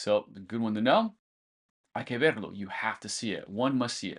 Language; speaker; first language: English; native; English